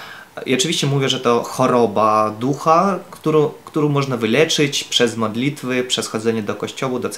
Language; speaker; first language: Polish; non-native, fluent; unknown